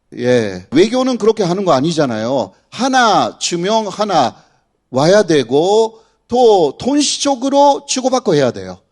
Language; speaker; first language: Korean; non-native, fluent; Japanese